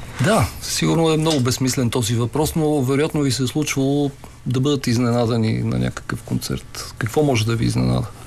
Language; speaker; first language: Bulgarian; native; Bulgarian